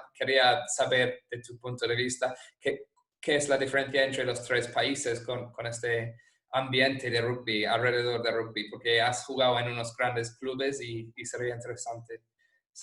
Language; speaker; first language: Spanish; non-native, fluent; English